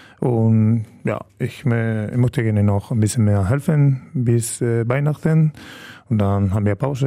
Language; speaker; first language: German; non-native, learner; Spanish